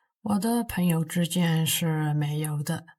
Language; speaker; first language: Chinese; non-native, fluent; Burmese